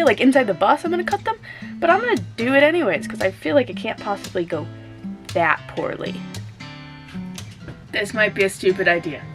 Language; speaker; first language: English; native; English